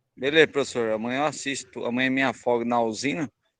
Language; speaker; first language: Portuguese; native; Portuguese